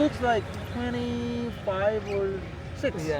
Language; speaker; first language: English; non-native, learner; Korean